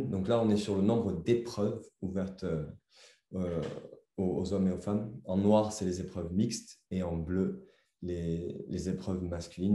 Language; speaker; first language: French; native; French